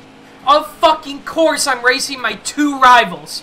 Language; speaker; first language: English; native; English